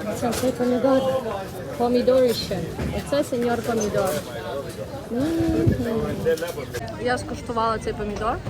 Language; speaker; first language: Ukrainian; non-native, local second language; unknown